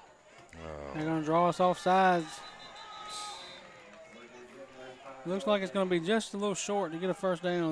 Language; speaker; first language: English; native; English